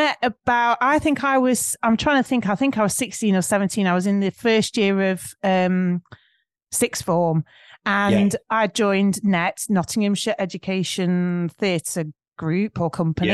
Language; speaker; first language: English; native; English